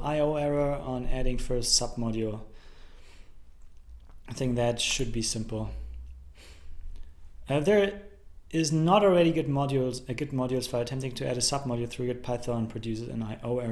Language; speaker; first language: English; non-native, fluent; German